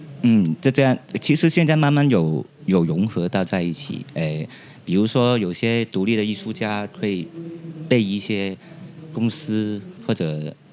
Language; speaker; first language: Chinese; non-native, local second language; Cantonese